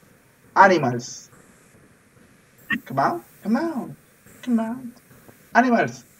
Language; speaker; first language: English; non-native, fluent; Spanish